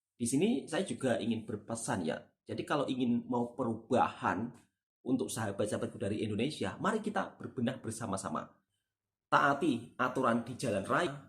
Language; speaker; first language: Indonesian; native; Indonesian